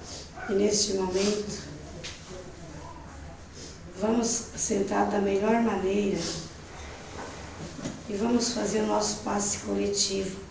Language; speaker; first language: Portuguese; native; Portuguese